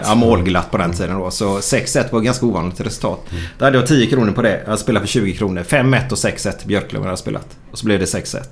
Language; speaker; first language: Swedish; native; Swedish